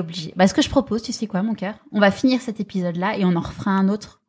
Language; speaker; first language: French; native; French